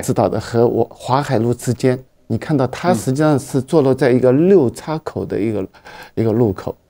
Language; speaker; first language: Chinese; native; Chinese